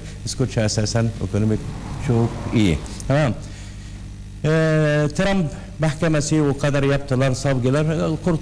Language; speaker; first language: Turkish; non-native, learner; Arabic